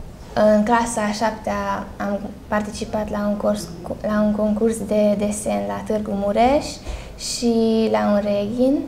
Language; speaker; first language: Romanian; non-native, local second language; Hungarian